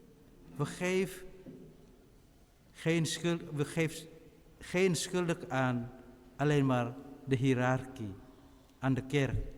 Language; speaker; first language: Dutch; non-native, fluent; Indonesian